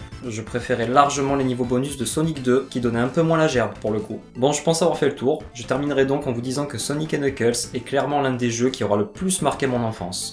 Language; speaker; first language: French; native; French